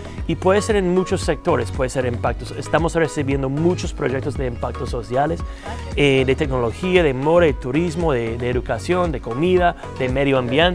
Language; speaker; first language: Spanish; non-native, fluent; English